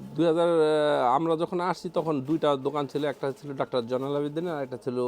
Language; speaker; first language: Bangla; native; Bangla